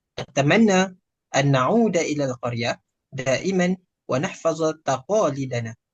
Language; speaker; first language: Arabic; non-native, learner; Malay